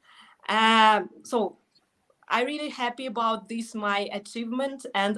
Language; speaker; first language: English; non-native, fluent; Russian